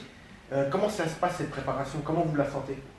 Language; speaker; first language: French; native; French